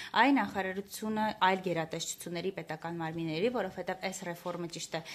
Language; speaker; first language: Armenian; native; Armenian